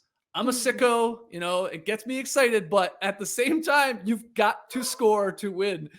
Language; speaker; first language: English; native; English